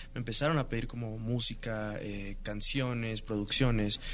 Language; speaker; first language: Spanish; native; Spanish